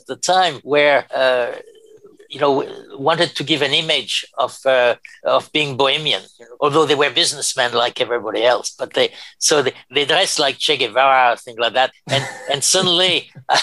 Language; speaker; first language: English; non-native, fluent; French